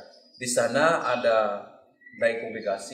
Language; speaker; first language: Indonesian; non-native, learner; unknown